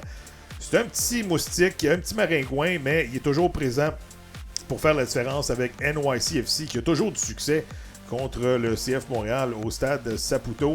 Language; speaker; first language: French; native; French